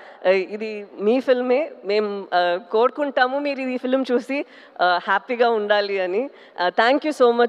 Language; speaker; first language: Telugu; non-native, fluent; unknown